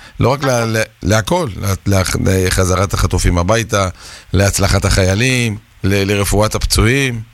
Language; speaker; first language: Hebrew; native; Hebrew